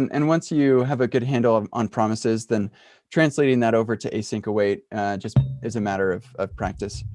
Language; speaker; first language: English; native; English